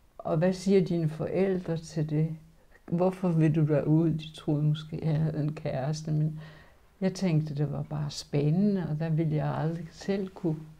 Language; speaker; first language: Danish; early bilingual, other home language; Polish